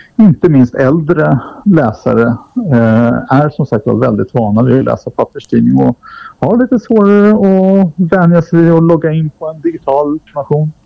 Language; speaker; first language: Swedish; native; Swedish